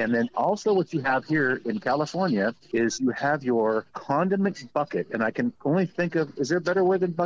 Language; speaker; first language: English; native; English